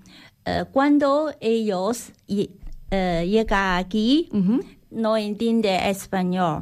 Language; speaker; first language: Spanish; non-native, learner; Chinese